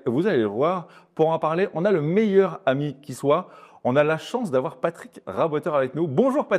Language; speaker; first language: French; native; French